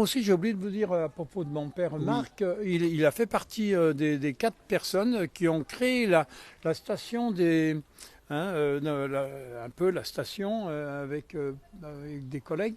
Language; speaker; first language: French; native; French